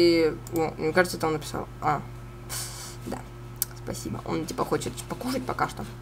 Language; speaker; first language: Russian; native; Russian